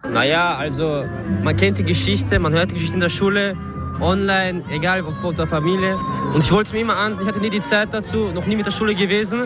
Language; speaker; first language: German; native; German